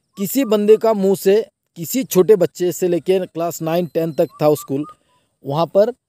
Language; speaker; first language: Hindi; non-native, local second language; Bangla